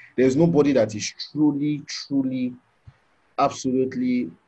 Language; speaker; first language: English; non-native, local second language; Yoruba